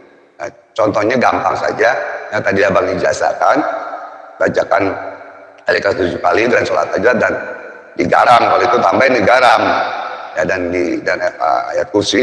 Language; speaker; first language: Indonesian; native; Indonesian